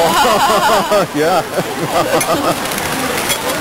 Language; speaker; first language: English; non-native, learner; Vietnamese